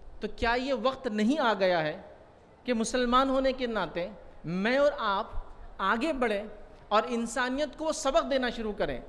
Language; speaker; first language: Urdu; native; Urdu